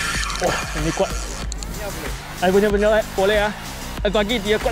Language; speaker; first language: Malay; non-native, local second language; Chinese